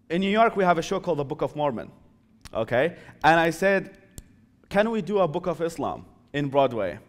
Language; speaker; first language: English; non-native, fluent; Arabic